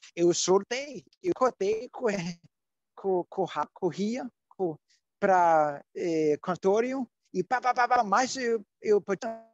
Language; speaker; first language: Portuguese; non-native, learner; Danish